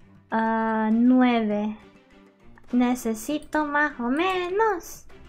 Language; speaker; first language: Spanish; early bilingual, heritage; Spanish